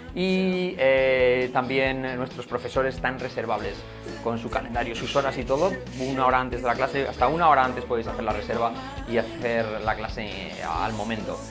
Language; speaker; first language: Spanish; native; Spanish